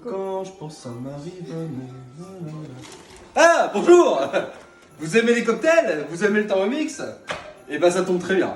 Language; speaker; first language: French; native; French